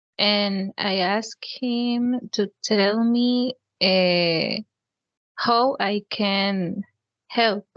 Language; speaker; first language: English; non-native, learner; Spanish